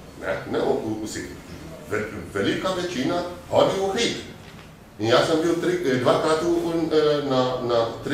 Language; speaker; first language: Slovenian; non-native, fluent; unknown